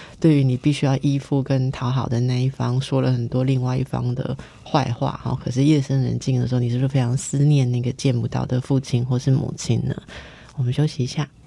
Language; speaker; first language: Chinese; native; Chinese